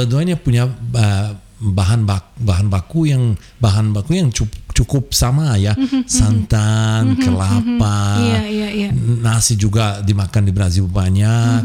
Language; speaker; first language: Indonesian; non-native, fluent; Portuguese